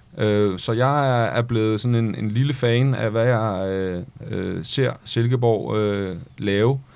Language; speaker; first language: Danish; native; Danish